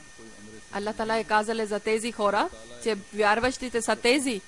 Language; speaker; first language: Bulgarian; non-native, learner; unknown